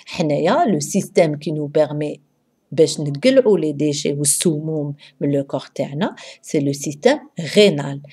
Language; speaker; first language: French; non-native, local second language; Arabic